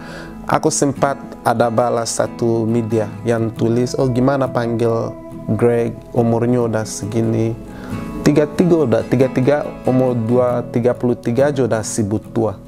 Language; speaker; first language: Indonesian; non-native, fluent; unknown